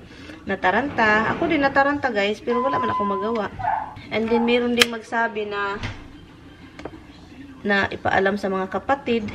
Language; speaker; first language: Filipino; native; Filipino